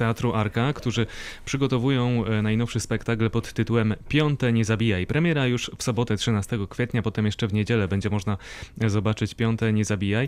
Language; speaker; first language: Polish; native; Polish